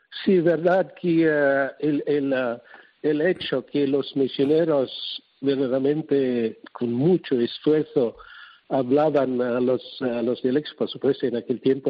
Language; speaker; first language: Spanish; non-native, fluent; Cebuano